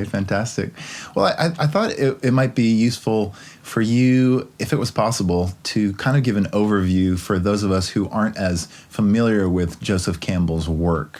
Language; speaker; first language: English; native; English